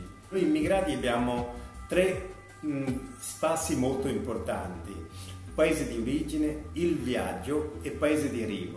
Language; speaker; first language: Italian; non-native, fluent; Urdu